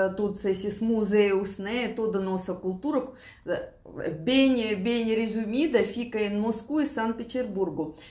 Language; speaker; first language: Portuguese; non-native, learner; Russian